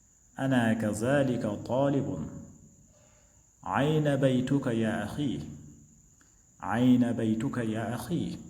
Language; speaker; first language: Arabic; non-native, fluent; Wolof